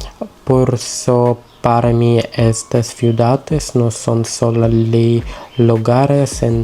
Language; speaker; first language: Spanish; non-native, learner; Russian